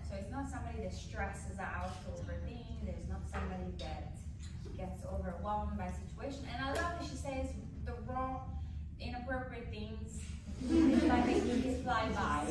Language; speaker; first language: English; non-native, fluent; Italian